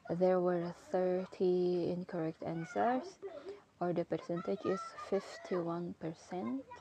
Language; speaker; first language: English; non-native, fluent; Indonesian